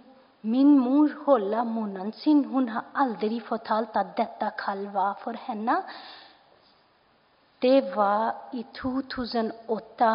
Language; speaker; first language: Norwegian; non-native, fluent; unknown